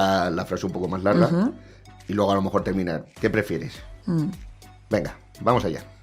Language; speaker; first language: Spanish; native; Spanish